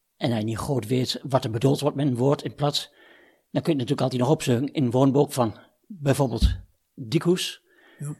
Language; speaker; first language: Dutch; native; Dutch